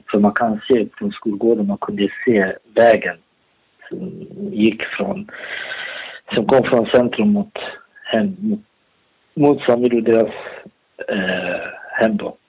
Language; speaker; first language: Swedish; early bilingual, other home language; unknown